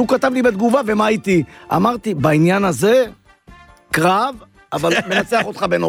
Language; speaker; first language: Hebrew; native; Hebrew